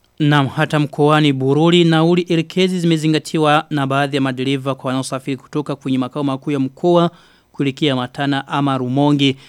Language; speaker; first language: Swahili; non-native, local second language; Rundi